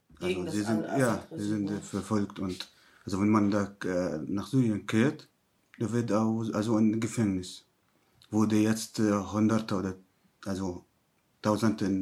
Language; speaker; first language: German; non-native, learner; Arabic